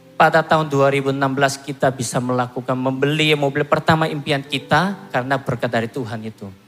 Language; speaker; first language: Indonesian; non-native, fluent; Korean